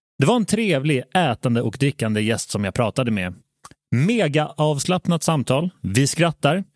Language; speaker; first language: Swedish; native; Swedish